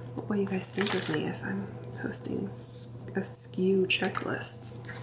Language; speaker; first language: English; native; English